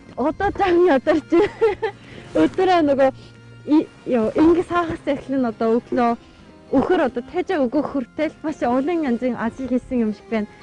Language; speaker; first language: Mongolian; non-native, fluent; Korean